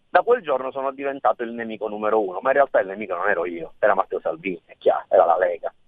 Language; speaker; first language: Italian; native; Italian